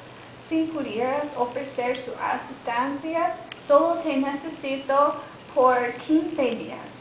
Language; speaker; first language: Spanish; non-native, learner; English